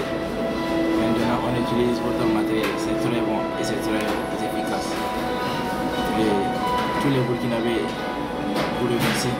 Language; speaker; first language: French; non-native, learner; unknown